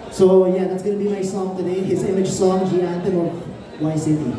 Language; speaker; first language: English; non-native, local second language; Filipino